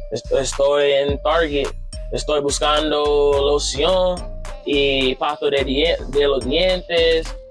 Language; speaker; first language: Spanish; non-native, learner; English